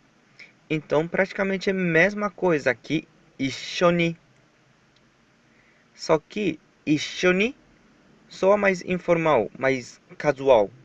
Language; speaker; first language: Portuguese; non-native, fluent; Japanese